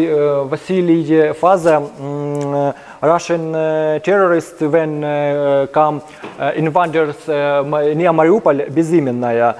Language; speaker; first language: English; non-native, learner; Ukrainian